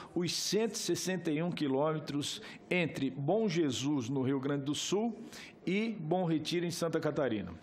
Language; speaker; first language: Portuguese; native; Portuguese